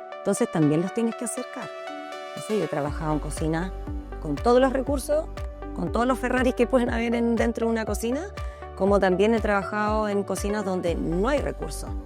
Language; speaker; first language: Spanish; early bilingual, other home language; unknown